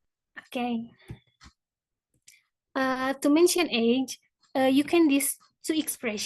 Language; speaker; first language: English; non-native, fluent; Indonesian